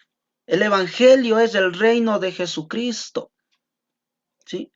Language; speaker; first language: Spanish; native; Spanish